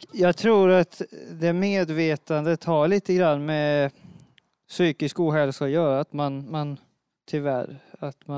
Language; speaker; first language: Swedish; native; Swedish